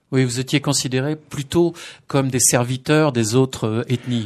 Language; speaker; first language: French; native; French